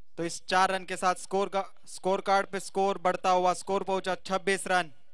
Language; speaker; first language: Hindi; non-native, local second language; Marathi